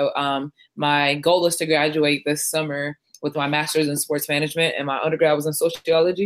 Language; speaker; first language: English; non-native, local second language; Shona